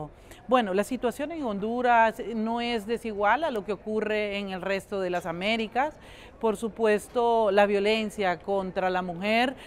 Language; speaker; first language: Spanish; native; Spanish